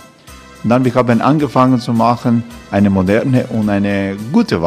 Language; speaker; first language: German; non-native, learner; Croatian